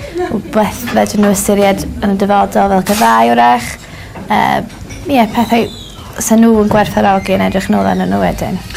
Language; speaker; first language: Welsh; native; Welsh